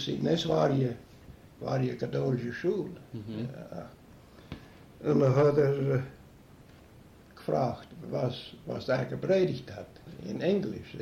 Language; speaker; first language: German; early bilingual, heritage; German